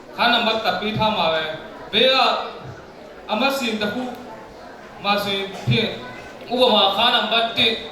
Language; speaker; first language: Burmese; non-native, local second language; Tedim Chin